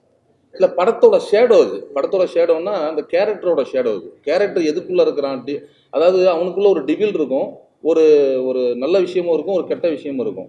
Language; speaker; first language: Tamil; native; Tamil